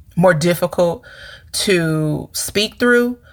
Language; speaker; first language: English; native; English